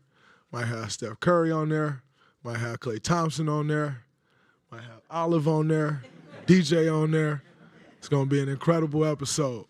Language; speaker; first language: English; native; English